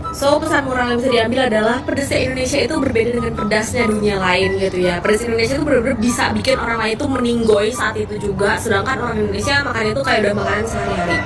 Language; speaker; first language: Indonesian; native; Indonesian